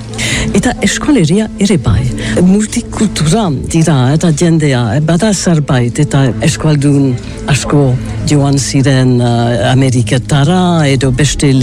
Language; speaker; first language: Basque; non-native, learner; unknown